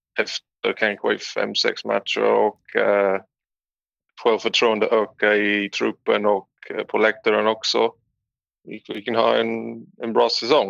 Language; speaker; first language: Swedish; non-native, learner; English